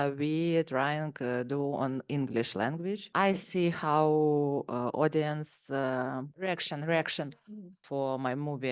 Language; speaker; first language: English; non-native, learner; Ukrainian